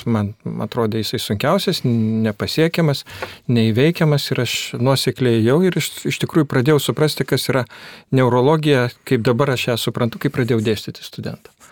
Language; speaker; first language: Lithuanian; native; Lithuanian